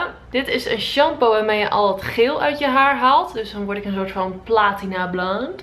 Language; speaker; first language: Dutch; native; Dutch